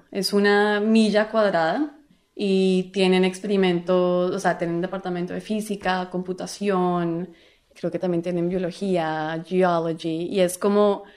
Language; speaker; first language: Spanish; native; Spanish